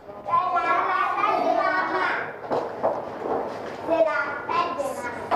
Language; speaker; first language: French; non-native, learner; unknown